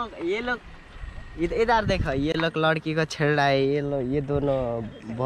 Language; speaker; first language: Hindi; non-native, learner; Nepali